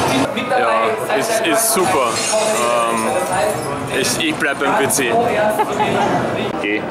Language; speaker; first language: German; native; German